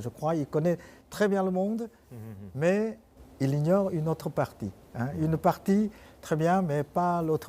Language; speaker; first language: French; non-native, fluent; Chinese